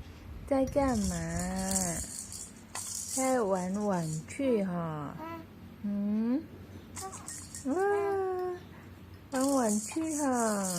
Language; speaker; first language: Chinese; non-native, fluent; Indonesian